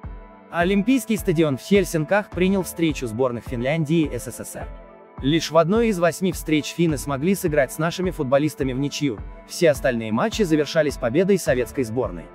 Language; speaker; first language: Russian; native; Russian